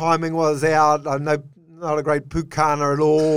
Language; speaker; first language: English; native; English